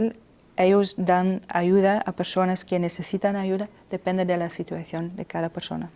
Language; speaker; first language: Spanish; non-native, fluent; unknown